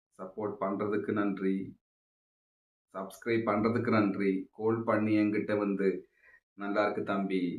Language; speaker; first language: Tamil; non-native, local second language; Malayalam